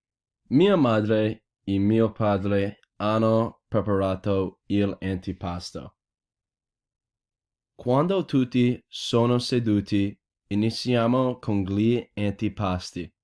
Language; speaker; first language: Italian; non-native, learner; English